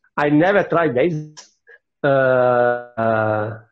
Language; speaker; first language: English; non-native, fluent; Italian